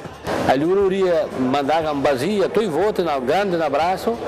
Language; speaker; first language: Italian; early bilingual, heritage; Portuguese